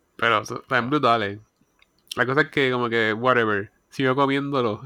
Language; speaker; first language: Spanish; native; Spanish